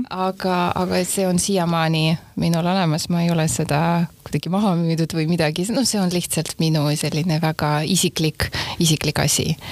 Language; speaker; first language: Estonian; non-native, local second language; Russian